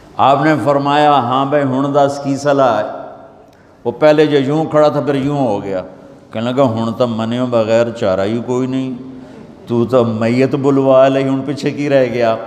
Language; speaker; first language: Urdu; non-native, local second language; Punjabi